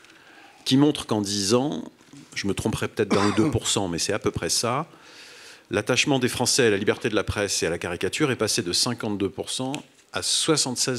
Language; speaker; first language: French; native; French